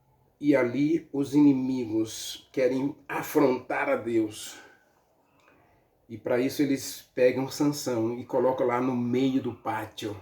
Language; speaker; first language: Portuguese; native; Portuguese